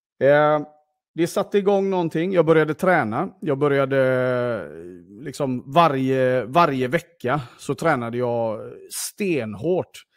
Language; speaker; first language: Swedish; early bilingual, other home language; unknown